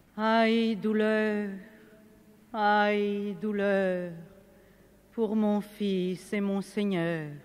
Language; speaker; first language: French; native; French